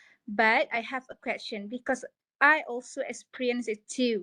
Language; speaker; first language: English; non-native, local second language; Malay